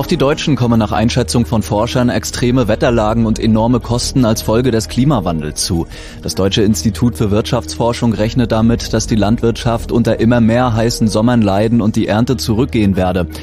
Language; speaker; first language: German; native; German